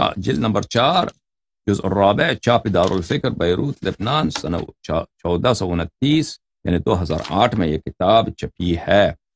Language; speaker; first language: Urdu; non-native, fluent; Persian